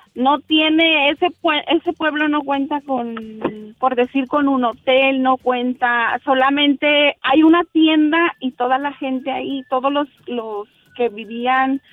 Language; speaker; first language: Spanish; native; Spanish